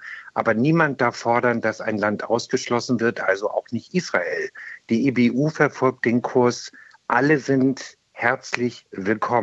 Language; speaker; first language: German; native; German